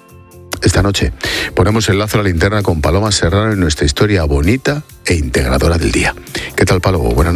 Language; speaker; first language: Spanish; native; Spanish